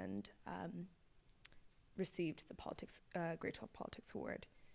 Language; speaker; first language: English; native; English